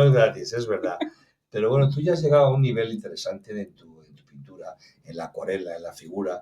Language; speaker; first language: Spanish; native; Spanish